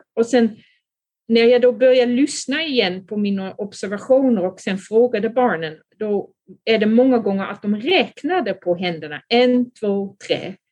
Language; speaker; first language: Swedish; non-native, fluent; Dutch